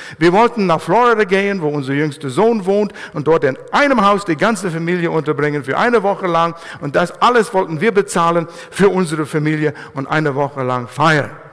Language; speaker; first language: German; non-native, fluent; English